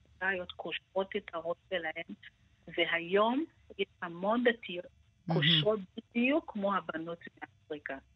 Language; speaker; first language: Hebrew; non-native, fluent; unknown